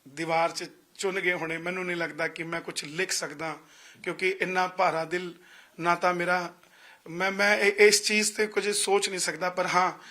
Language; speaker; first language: Punjabi; non-native, local second language; Hindi